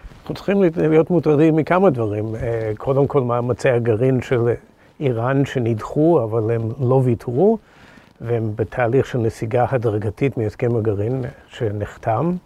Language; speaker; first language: Hebrew; non-native, fluent; English